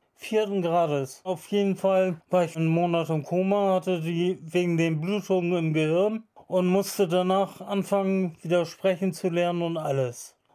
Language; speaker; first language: German; native; German